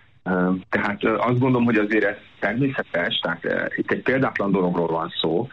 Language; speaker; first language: Hungarian; native; Hungarian